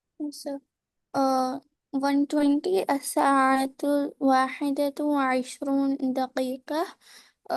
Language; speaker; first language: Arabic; non-native, learner; Urdu